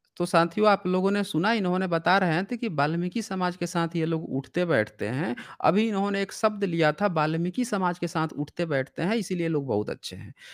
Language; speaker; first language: Hindi; native; Hindi